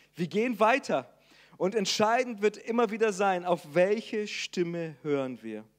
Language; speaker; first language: German; non-native, fluent; Portuguese